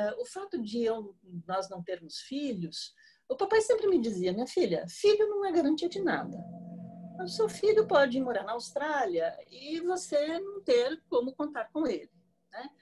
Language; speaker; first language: Portuguese; native; Portuguese